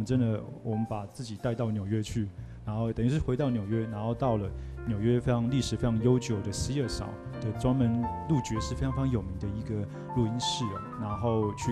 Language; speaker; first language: Chinese; native; Chinese